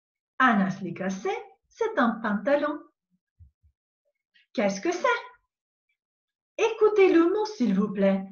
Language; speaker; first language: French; non-native, fluent; Macedonian